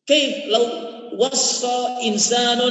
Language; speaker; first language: Arabic; non-native, fluent; Indonesian